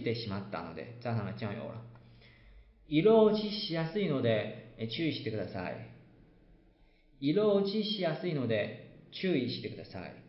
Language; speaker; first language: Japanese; non-native, fluent; Chinese